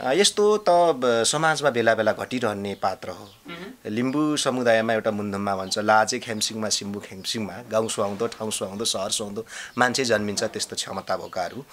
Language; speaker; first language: Nepali; non-native, local second language; Limbu